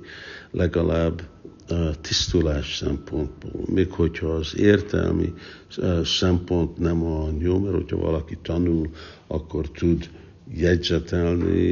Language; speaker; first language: Hungarian; early bilingual, heritage; Hungarian